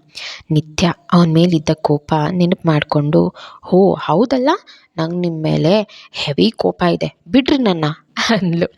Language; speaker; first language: Kannada; native; Kannada